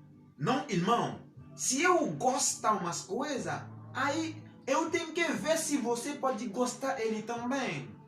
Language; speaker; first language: Portuguese; non-native, learner; Haitian Creole